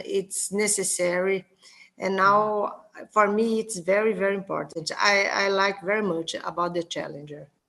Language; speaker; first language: English; non-native, learner; Portuguese